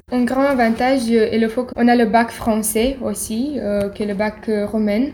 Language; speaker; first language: French; non-native, fluent; Romanian